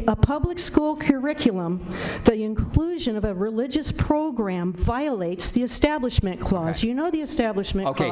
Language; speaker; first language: English; native; English